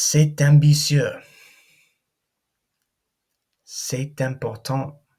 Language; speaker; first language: French; non-native, fluent; English